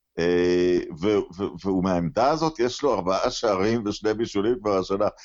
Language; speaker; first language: Hebrew; native; Hebrew